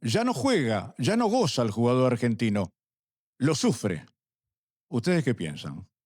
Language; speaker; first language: Spanish; native; Spanish